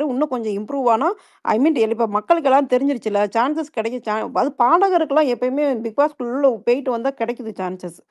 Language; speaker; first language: Tamil; native; Tamil